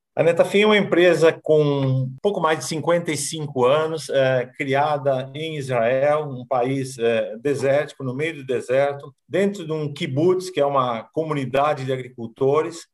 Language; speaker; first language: Portuguese; native; Portuguese